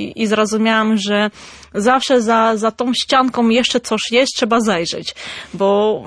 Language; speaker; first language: Polish; non-native, fluent; Armenian